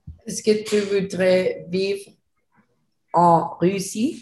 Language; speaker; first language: French; non-native, learner; Spanish